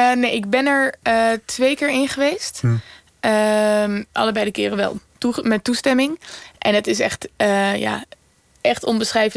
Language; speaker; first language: Dutch; native; Dutch